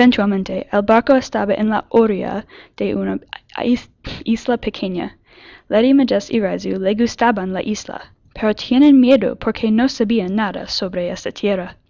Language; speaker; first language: Spanish; non-native, learner; English